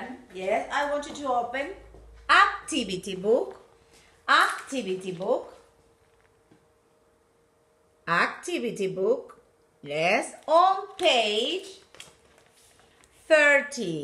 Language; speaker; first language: English; non-native, fluent; Spanish